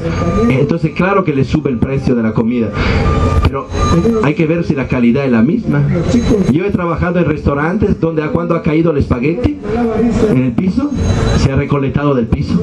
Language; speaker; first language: Spanish; non-native, fluent; Italian